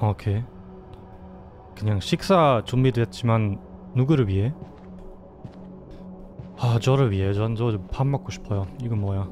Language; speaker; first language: Korean; non-native, fluent; German